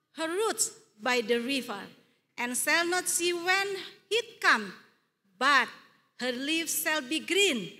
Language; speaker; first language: English; non-native, fluent; Indonesian